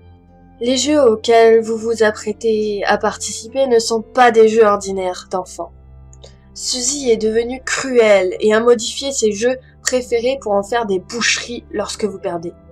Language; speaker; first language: French; native; French